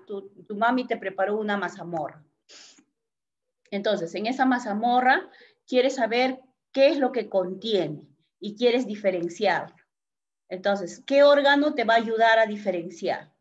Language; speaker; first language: Spanish; native; Spanish